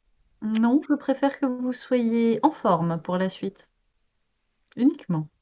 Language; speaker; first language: French; native; French